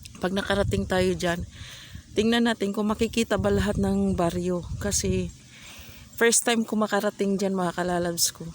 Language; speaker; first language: Filipino; native; Filipino